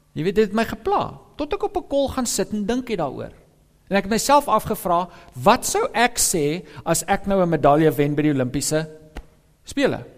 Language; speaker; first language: Afrikaans; non-native, local second language; English